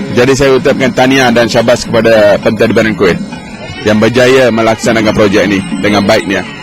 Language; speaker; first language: Malay; non-native, local second language; Tamil